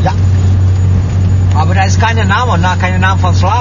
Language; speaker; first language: German; non-native, learner; Dutch